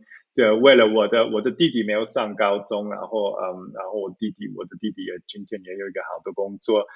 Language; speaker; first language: Chinese; early bilingual, heritage; Chinese